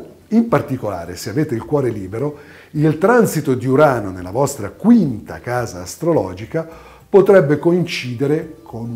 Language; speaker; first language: Italian; native; Italian